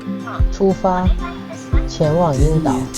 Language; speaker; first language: Chinese; native; Chinese